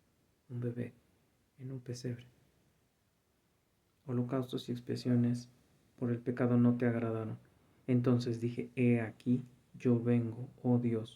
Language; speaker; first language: Spanish; native; Spanish